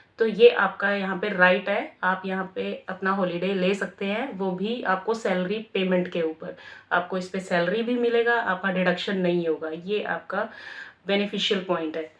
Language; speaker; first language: Hindi; native; Hindi